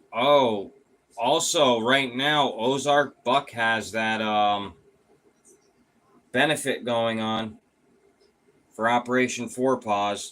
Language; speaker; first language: English; native; English